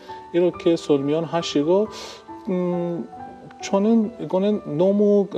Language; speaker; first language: Korean; non-native, fluent; Persian